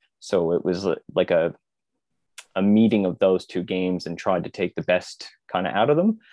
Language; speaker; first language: English; native; English